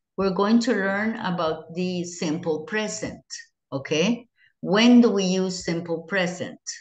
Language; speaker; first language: English; non-native, fluent; Spanish